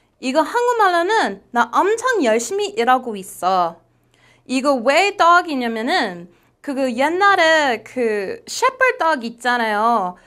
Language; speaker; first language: Korean; non-native, fluent; English